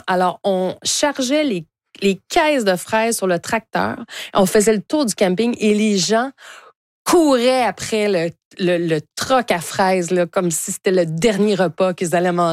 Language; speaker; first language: French; native; French